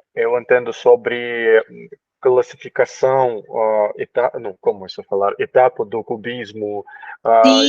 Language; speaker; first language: Portuguese; non-native, learner; Russian